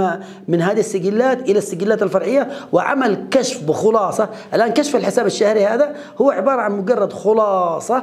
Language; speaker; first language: Arabic; native; Arabic